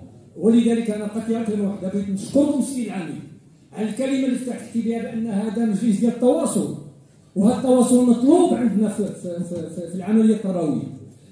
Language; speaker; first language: Arabic; native; Arabic